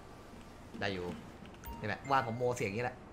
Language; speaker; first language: Thai; native; Thai